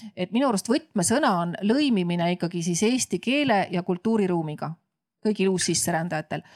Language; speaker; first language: Estonian; native; Estonian